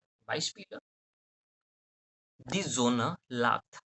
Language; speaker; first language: German; non-native, fluent; Hindi